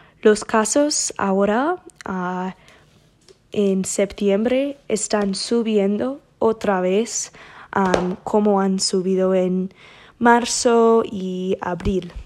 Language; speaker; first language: Spanish; non-native, learner; English